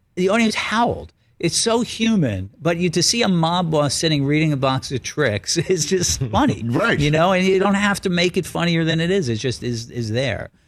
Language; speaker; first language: English; native; English